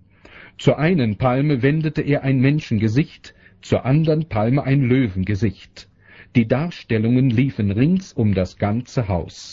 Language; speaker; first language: German; native; German